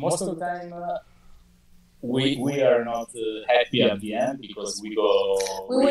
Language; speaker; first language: English; non-native, fluent; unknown